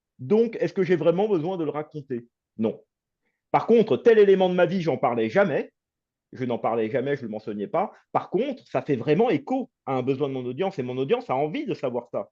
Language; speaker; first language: French; native; French